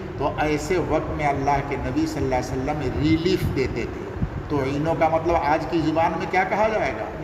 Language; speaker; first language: Urdu; non-native, local second language; Bangla